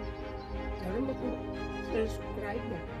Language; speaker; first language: Dutch; non-native, learner; Indonesian